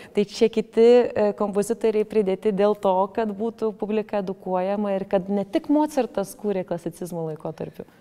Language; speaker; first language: Lithuanian; native; Lithuanian